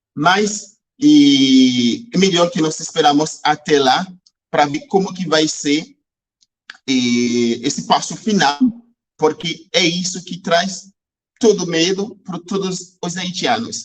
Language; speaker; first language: Portuguese; non-native, fluent; Haitian Creole